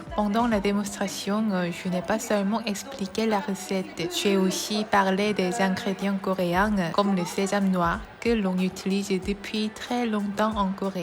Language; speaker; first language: French; non-native, fluent; Korean